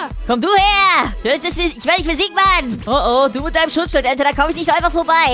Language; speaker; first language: German; native; German